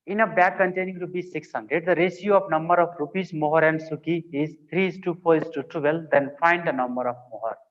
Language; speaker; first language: English; non-native, local second language; Nepali